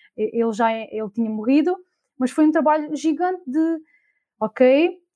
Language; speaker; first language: Portuguese; native; Portuguese